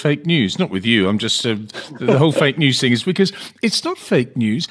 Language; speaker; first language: English; native; English